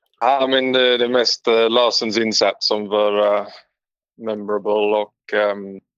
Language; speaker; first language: Swedish; non-native, learner; English